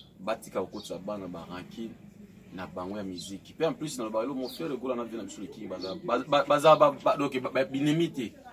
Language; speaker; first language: Lingala; non-native, local second language; Swahili